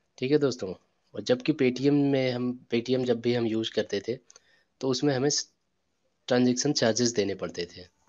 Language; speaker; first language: Hindi; native; Hindi